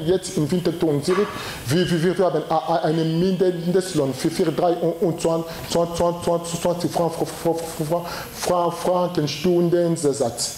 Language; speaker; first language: German; non-native, learner; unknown